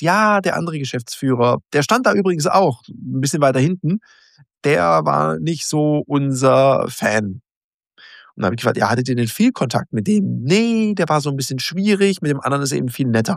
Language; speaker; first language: German; native; German